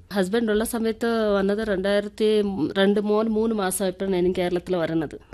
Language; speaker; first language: Malayalam; non-native, local second language; Telugu